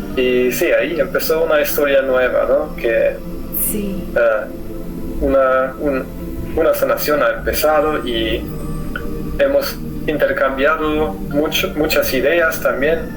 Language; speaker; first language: Spanish; non-native, fluent; German